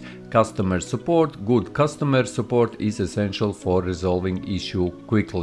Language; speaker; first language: English; non-native, fluent; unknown